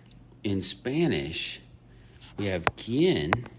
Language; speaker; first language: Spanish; non-native, fluent; English